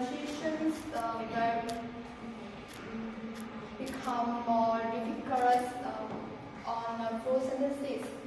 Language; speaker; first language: English; non-native, learner; Vietnamese